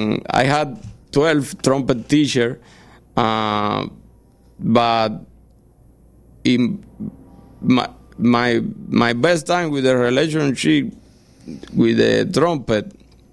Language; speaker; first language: English; non-native, fluent; Spanish